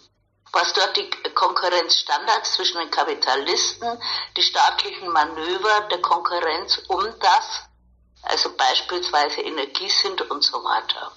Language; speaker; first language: German; native; German